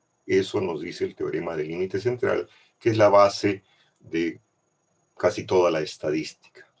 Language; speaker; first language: Spanish; native; Spanish